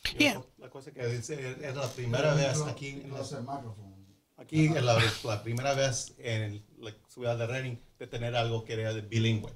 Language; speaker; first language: Spanish; early bilingual, heritage; English